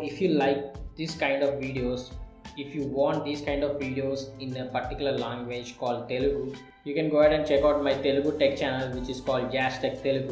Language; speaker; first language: English; non-native, local second language; Telugu